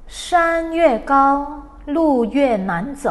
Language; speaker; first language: Chinese; non-native, fluent; Indonesian